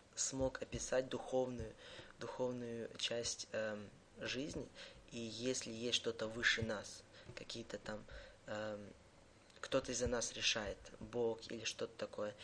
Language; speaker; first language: Russian; early bilingual, heritage; Russian